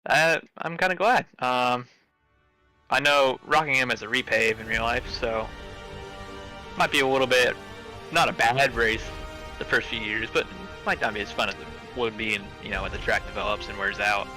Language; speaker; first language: English; native; English